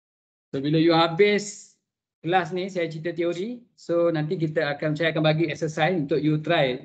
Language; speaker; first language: Malay; native; Malay